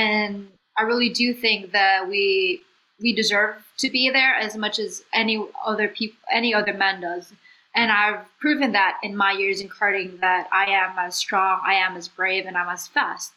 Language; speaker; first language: English; non-native, local second language; Filipino